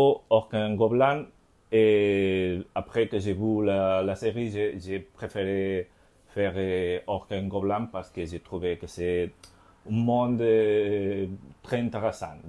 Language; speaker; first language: French; non-native, learner; Spanish